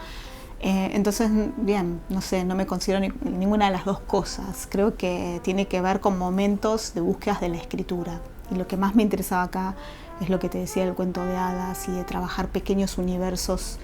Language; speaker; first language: Spanish; native; Spanish